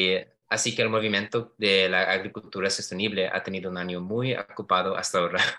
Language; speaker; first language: Spanish; early bilingual, heritage; Spanish